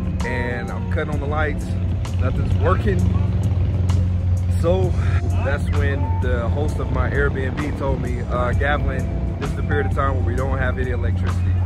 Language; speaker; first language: English; native; English